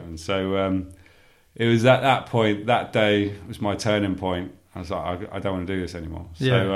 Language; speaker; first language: English; native; English